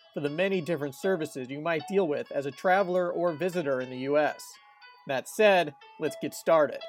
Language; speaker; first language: English; native; English